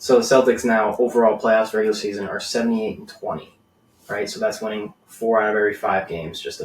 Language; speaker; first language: English; native; English